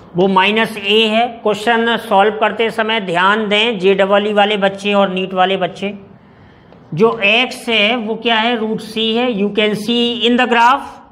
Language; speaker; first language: Hindi; native; Hindi